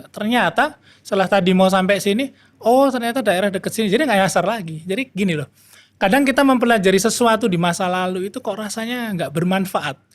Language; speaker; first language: Indonesian; native; Indonesian